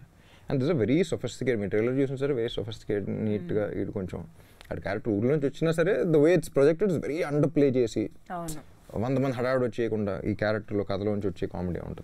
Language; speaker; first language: Telugu; native; Telugu